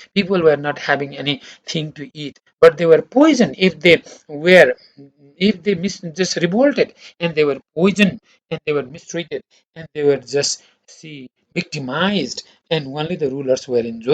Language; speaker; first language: English; non-native, local second language; Nepali